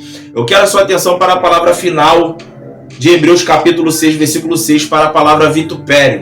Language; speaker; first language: Portuguese; native; Portuguese